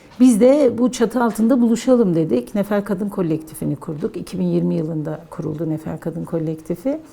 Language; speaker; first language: Turkish; non-native, local second language; Kurdish